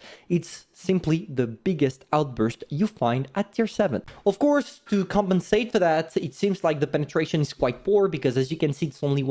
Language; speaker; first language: English; non-native, fluent; French